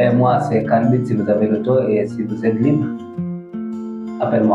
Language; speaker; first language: French; non-native, learner; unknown